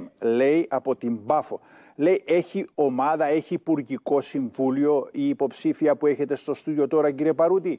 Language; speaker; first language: Greek; native; Greek